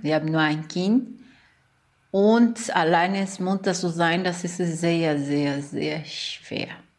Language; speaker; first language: German; non-native, learner; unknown